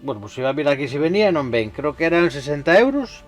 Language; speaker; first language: Spanish; native; Spanish